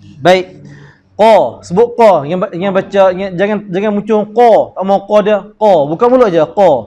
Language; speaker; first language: Malay; native; Malay